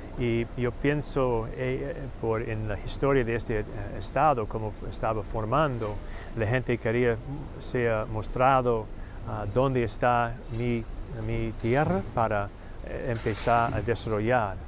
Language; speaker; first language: Spanish; non-native, learner; English